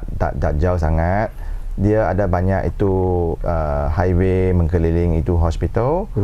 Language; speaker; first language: Malay; non-native, local second language; Chinese